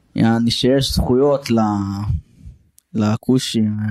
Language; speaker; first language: Hebrew; early bilingual, other home language; Arabic